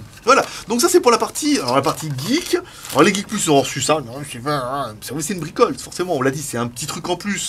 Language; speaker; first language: French; native; French